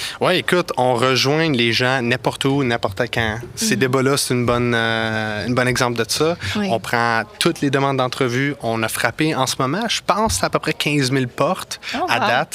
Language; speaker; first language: French; native; French